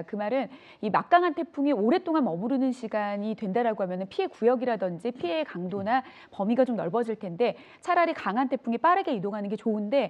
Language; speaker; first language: Korean; native; Korean